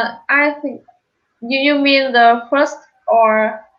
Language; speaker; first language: English; non-native, learner; Vietnamese